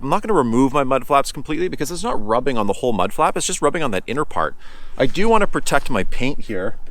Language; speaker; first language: English; native; English